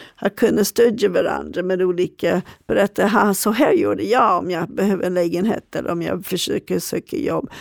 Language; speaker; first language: Swedish; non-native, fluent; English